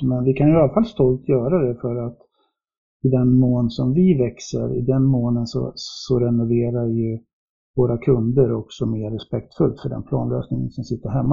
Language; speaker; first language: Swedish; native; Swedish